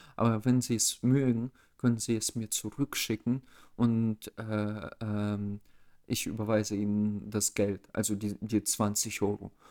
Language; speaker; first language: German; early bilingual, other home language; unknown